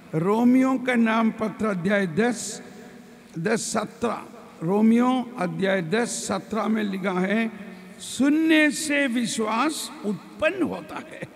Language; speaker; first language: Hindi; non-native, local second language; Malayalam